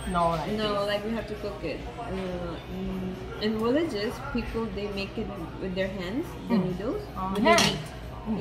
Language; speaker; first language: English; early bilingual, other home language; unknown